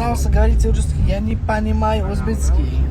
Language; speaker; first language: Russian; non-native, learner; Uzbek